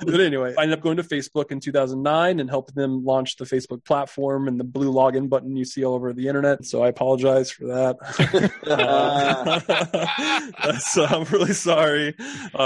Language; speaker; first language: English; native; English